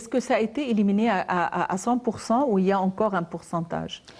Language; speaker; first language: French; non-native, fluent; Arabic